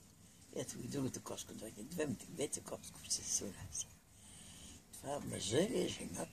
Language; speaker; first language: Bulgarian; native; Bulgarian